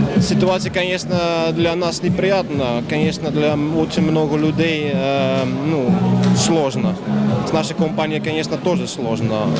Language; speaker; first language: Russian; non-native, learner; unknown